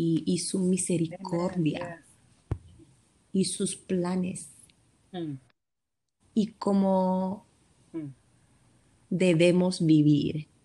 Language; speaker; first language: Spanish; early bilingual, heritage; Spanish